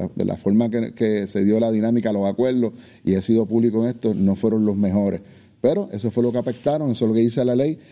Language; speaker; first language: Spanish; native; Spanish